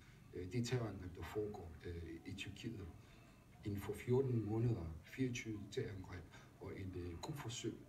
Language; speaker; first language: Danish; non-native, fluent; Turkish